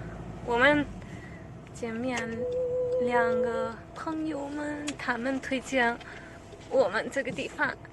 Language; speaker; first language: Chinese; non-native, learner; Hungarian